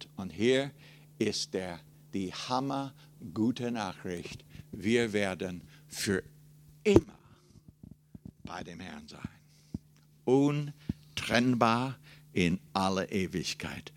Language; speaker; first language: German; non-native, fluent; English